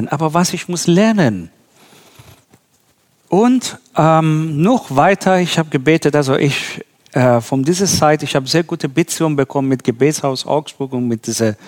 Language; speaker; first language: German; non-native, learner; Persian